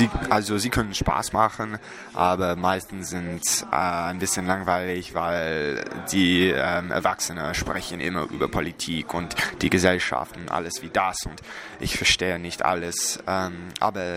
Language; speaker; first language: German; non-native, learner; English